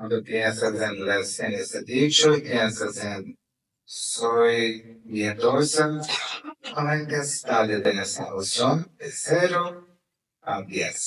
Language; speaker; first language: Spanish; non-native, fluent; Portuguese